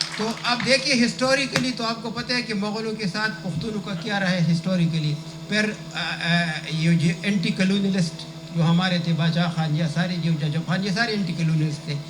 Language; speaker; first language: Urdu; non-native, local second language; Pashto